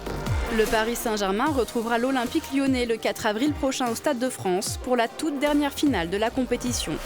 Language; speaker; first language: French; native; French